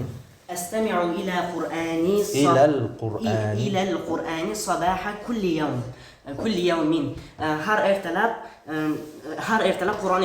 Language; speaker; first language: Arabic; non-native, learner; Uzbek